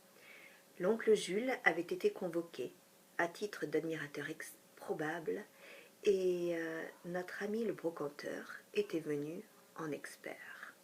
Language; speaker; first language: French; native; French